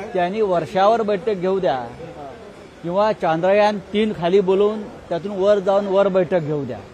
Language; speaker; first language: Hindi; non-native, local second language; Marathi